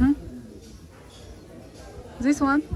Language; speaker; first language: English; non-native, fluent; Chinese